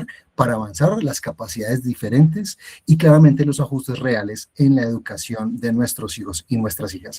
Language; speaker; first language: Spanish; native; Spanish